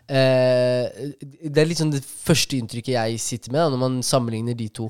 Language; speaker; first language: Norwegian; early bilingual, other home language; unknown